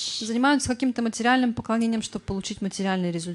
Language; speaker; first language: Russian; native; Russian